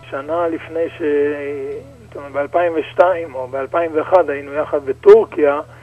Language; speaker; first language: Hebrew; native; Hebrew